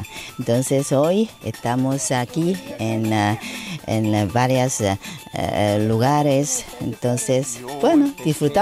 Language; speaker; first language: Spanish; non-native, fluent; Chinese